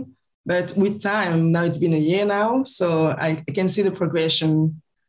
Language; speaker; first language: English; non-native, fluent; French